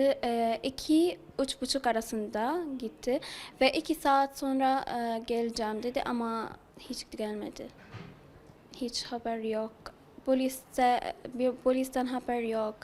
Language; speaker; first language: Turkish; non-native, learner; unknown